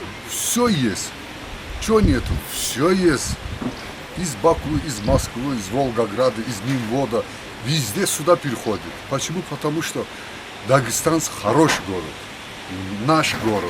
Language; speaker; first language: Russian; non-native, local second language; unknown